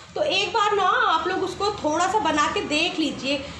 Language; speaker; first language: Hindi; native; Hindi